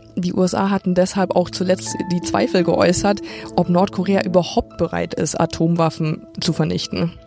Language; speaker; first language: German; native; German